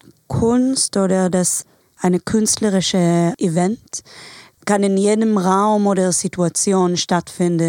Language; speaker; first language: German; non-native, fluent; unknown